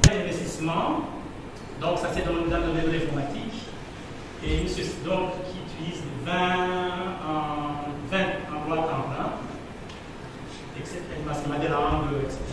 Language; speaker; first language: French; non-native, local second language; Rundi